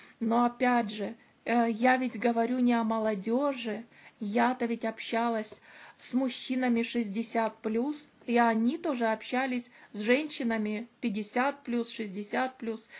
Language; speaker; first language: Russian; native; Russian